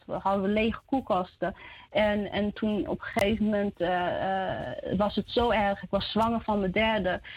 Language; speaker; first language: Dutch; early bilingual, other home language; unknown